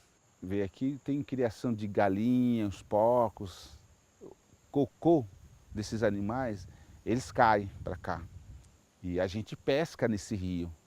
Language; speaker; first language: Portuguese; non-native, local second language; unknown